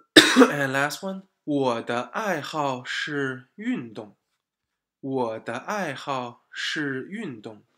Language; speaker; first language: Chinese; non-native, fluent; English